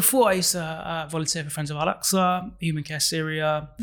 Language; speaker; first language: English; native; English